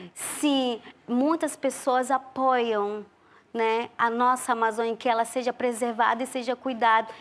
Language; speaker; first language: Portuguese; non-native, local second language; Ticuna